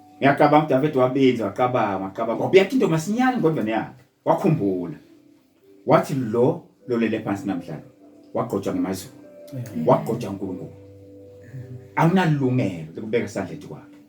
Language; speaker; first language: Zulu; non-native, local second language; Swati